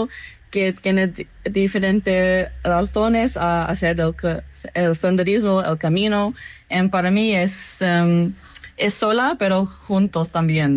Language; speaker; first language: Spanish; non-native, learner; English